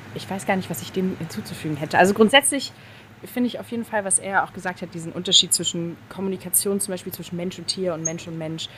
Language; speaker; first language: German; native; German